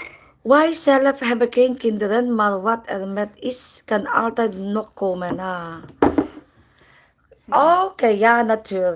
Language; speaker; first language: Dutch; non-native, learner; Filipino